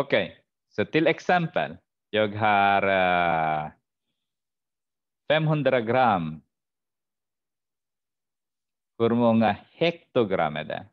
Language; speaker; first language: Swedish; non-native, fluent; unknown